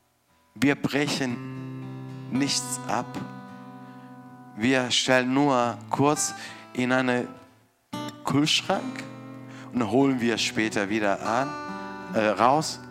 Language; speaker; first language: German; non-native, fluent; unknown